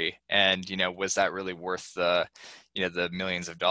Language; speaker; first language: English; native; English